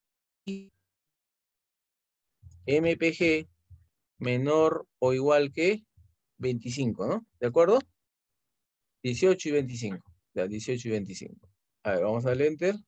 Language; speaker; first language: Spanish; native; Spanish